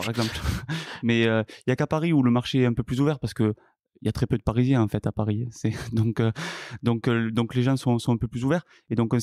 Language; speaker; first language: French; native; French